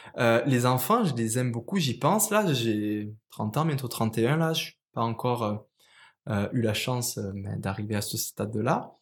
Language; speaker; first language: French; native; French